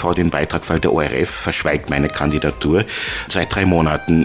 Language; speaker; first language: German; non-native, fluent; Luxembourgish